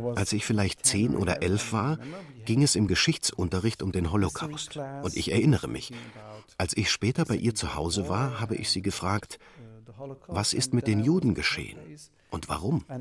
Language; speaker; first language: German; native; German